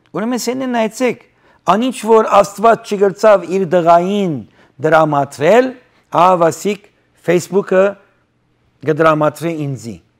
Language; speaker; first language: Armenian; early bilingual, heritage; Armenian